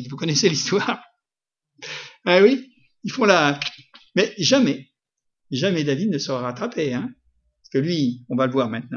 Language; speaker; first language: French; native; French